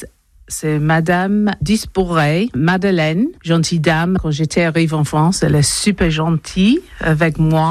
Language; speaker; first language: French; non-native, learner; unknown